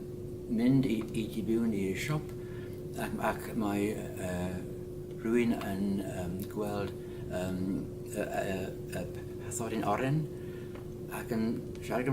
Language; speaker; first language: Welsh; non-native, learner; English